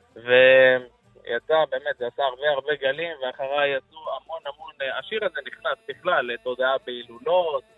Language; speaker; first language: Hebrew; native; Hebrew